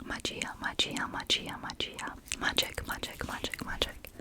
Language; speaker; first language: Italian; non-native, fluent; English